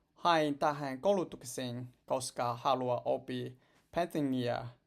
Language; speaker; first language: Finnish; non-native, learner; Chinese